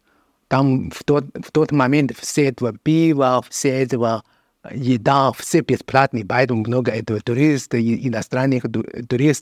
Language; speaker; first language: Russian; non-native, learner; Chinese